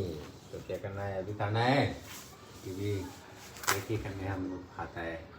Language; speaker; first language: Hindi; non-native, local second language; Manipuri